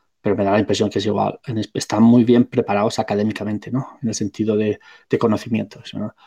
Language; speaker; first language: Spanish; non-native, local second language; Catalan